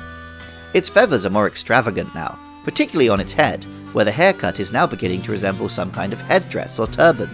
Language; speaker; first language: English; native; English